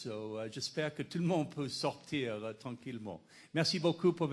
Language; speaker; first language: French; non-native, fluent; English